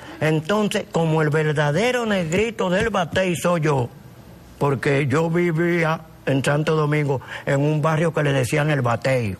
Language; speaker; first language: Spanish; native; Spanish